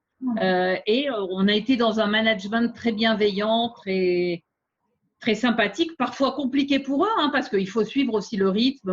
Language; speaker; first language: French; native; French